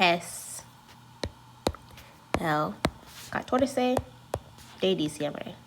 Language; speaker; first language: Spanish; non-native, learner; English